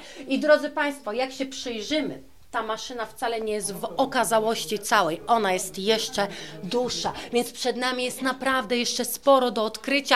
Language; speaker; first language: Polish; native; Polish